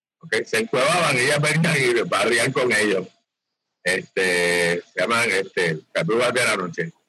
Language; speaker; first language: Spanish; native; Spanish